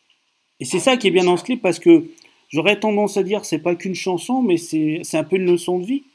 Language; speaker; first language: French; native; French